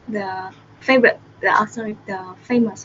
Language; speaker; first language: English; non-native, learner; Vietnamese